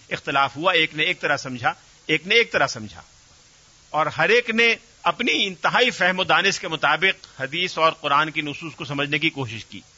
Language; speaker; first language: Urdu; native; Urdu